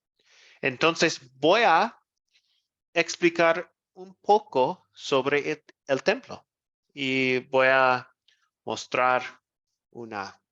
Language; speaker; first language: Spanish; non-native, fluent; English